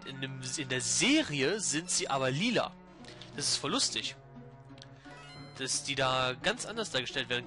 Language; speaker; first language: German; native; German